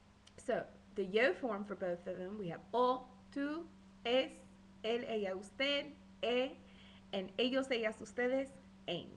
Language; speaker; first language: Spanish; non-native, fluent; English